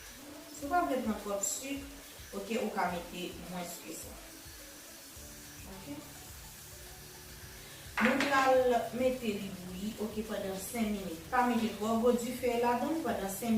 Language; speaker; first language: French; non-native, learner; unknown